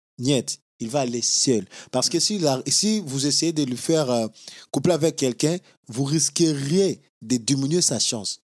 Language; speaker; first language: French; non-native, local second language; Lingala